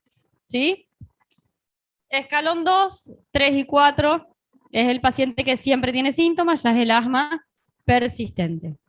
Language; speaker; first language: Spanish; native; Spanish